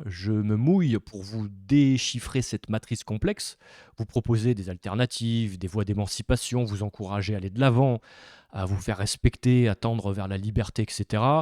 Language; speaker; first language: French; native; French